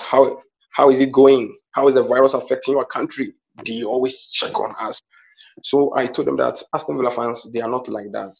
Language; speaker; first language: English; non-native, local second language; Akan